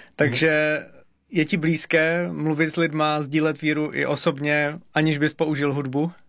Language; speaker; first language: Czech; native; Czech